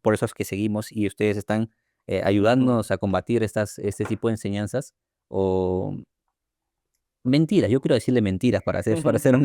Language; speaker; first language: Spanish; native; Spanish